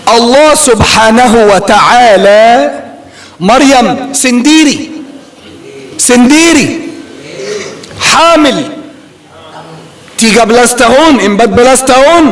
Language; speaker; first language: Indonesian; non-native, learner; Arabic